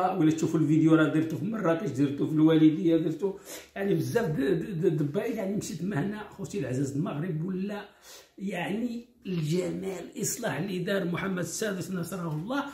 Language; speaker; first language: Arabic; native; Arabic